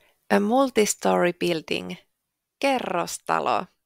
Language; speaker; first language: English; non-native, fluent; Finnish